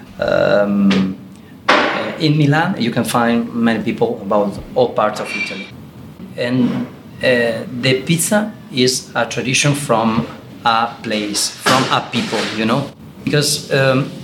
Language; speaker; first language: English; non-native, learner; Italian